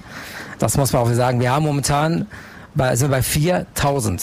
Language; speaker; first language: German; non-native, fluent; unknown